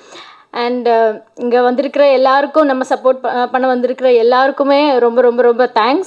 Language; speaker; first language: Tamil; non-native, learner; Malayalam